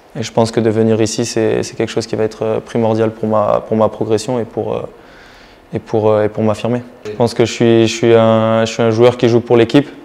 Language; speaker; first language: French; native; French